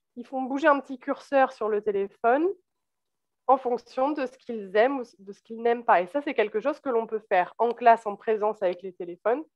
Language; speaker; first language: French; native; French